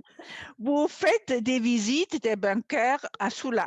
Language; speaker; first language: French; non-native, fluent; German